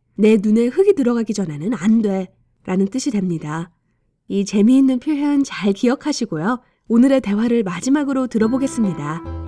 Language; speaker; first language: Korean; native; Korean